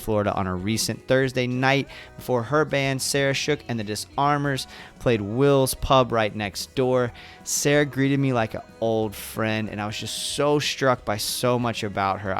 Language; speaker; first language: English; native; English